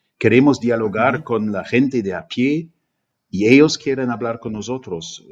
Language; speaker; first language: Spanish; non-native, fluent; German